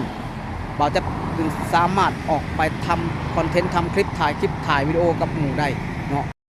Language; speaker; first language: Thai; non-native, local second language; Northeastern Thai